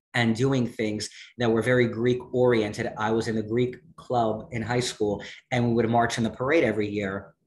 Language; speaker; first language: English; native; English